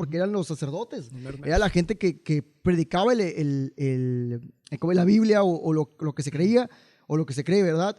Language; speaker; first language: Spanish; native; Spanish